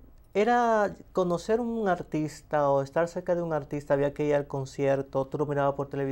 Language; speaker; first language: Spanish; native; Spanish